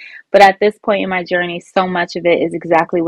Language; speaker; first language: English; native; English